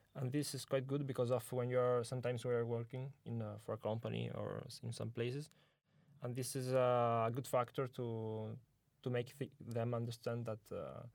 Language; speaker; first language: English; non-native, learner; Italian